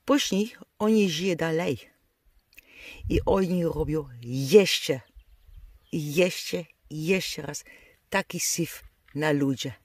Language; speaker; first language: Polish; non-native, learner; Dutch